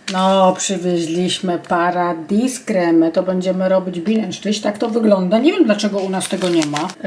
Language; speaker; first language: Polish; native; Polish